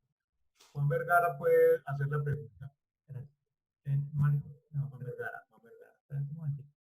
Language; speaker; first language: Spanish; native; Spanish